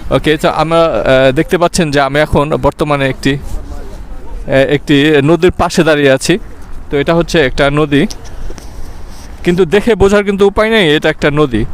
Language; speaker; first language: Bangla; native; Bangla